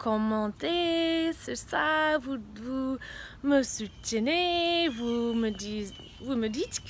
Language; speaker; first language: French; non-native, fluent; English